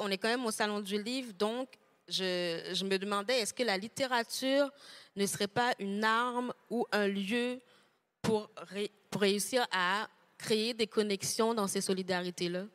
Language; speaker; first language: French; native; French